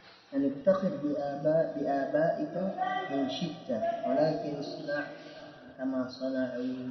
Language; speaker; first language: Arabic; non-native, learner; Swahili